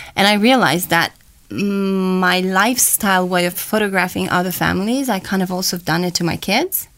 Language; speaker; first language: English; non-native, fluent; Romanian